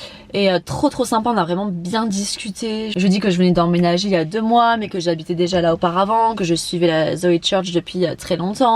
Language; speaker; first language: French; native; French